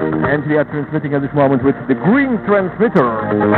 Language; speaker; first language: English; non-native, fluent; Dutch